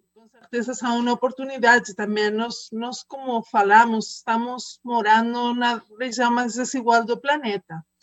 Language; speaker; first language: Portuguese; non-native, fluent; Spanish